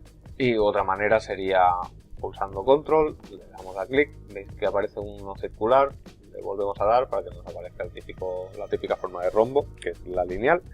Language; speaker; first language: Spanish; native; Spanish